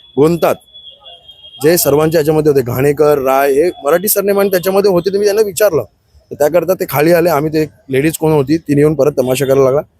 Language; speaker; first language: Marathi; native; Marathi